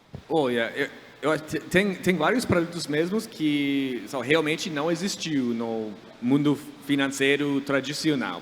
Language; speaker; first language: Portuguese; non-native, fluent; English